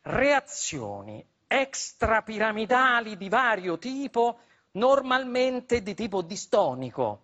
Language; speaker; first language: Italian; native; Italian